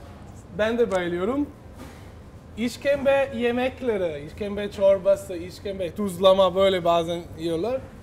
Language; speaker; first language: Turkish; non-native, learner; Italian